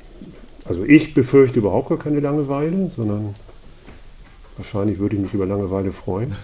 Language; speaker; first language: German; native; German